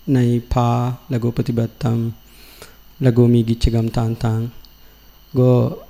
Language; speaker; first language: Thai; non-native, learner; Sinhala